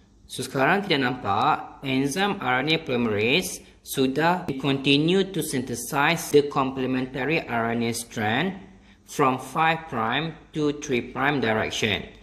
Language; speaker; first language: English; non-native, local second language; Malay